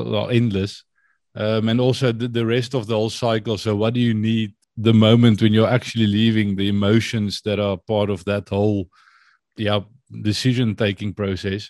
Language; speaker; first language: English; non-native, local second language; Afrikaans